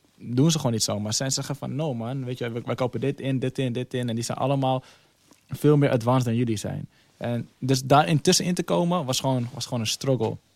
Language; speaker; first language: Dutch; early bilingual, other home language; Somali